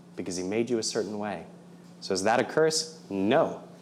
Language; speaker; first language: English; native; English